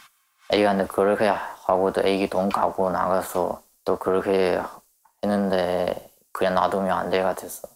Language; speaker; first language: Korean; non-native, learner; Chinese